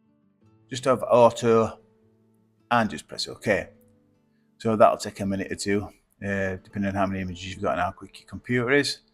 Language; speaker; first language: English; native; English